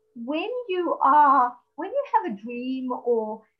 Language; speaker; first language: English; native; English